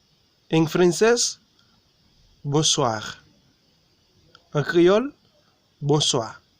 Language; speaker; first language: French; non-native, learner; Haitian Creole